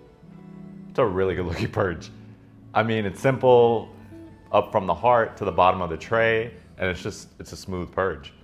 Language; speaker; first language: English; native; English